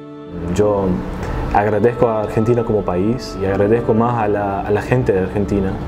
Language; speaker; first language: Spanish; non-native, fluent; Arabic